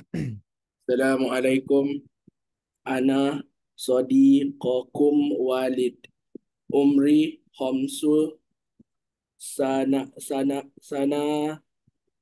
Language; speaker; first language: Arabic; non-native, learner; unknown